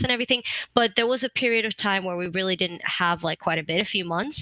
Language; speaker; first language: English; non-native, fluent; Spanish